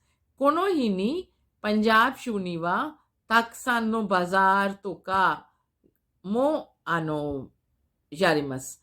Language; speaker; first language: Japanese; non-native, fluent; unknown